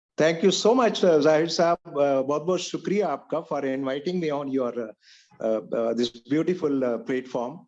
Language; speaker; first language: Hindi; non-native, local second language; Punjabi